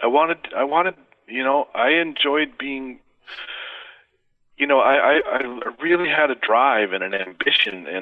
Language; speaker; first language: English; native; English